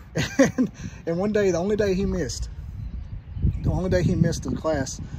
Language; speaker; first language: English; native; English